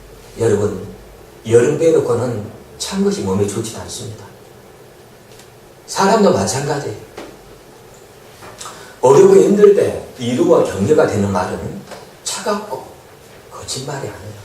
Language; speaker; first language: Korean; native; Korean